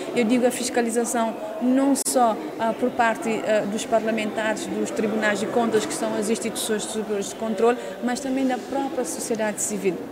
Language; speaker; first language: Portuguese; non-native, local second language; Kabuverdianu